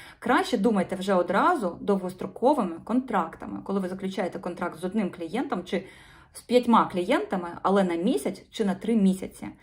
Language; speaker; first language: Ukrainian; non-native, local second language; Russian